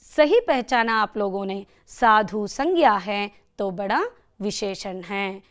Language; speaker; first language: Hindi; non-native, local second language; Kannada